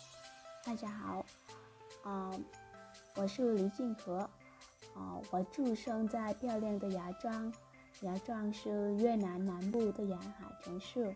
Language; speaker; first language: Chinese; non-native, fluent; Vietnamese